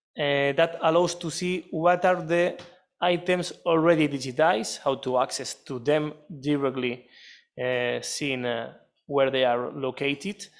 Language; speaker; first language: English; non-native, fluent; Spanish